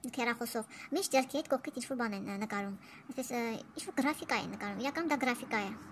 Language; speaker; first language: Armenian; early bilingual, heritage; Armenian